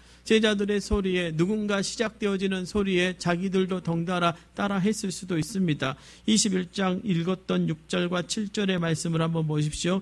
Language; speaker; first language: Korean; native; Korean